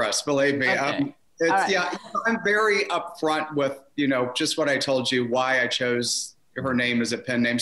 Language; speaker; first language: English; native; English